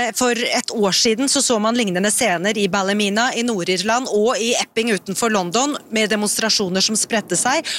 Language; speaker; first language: Norwegian; native; Norwegian